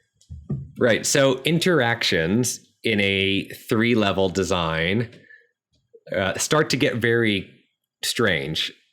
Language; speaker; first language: English; native; English